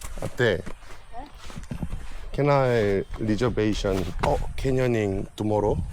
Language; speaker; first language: English; non-native, learner; Korean